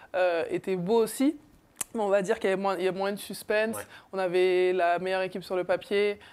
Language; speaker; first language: French; native; French